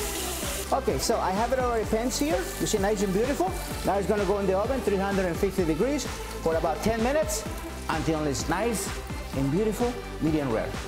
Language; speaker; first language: English; non-native, fluent; Spanish